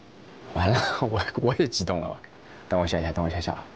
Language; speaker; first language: Chinese; native; Chinese